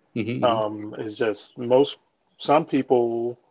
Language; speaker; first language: English; native; English